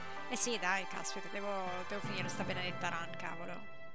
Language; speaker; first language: Italian; early bilingual, other home language; English